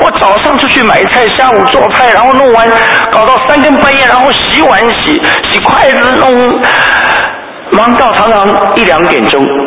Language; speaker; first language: Chinese; native; Chinese